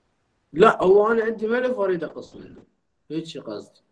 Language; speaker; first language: Arabic; native; Arabic